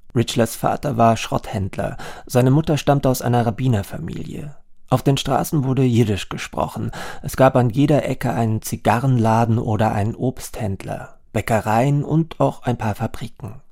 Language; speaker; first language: German; native; German